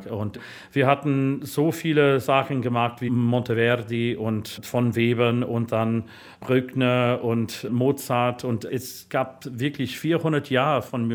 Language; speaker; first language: German; non-native, fluent; English